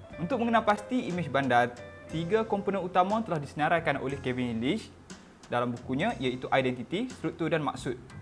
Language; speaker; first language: Malay; native; Malay